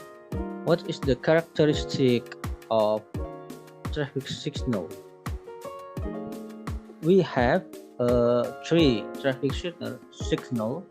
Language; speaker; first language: English; non-native, learner; Indonesian